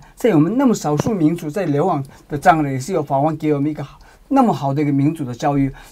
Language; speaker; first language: Chinese; non-native, learner; Tibetan